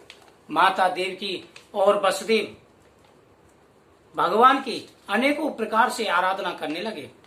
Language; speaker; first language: Hindi; native; Hindi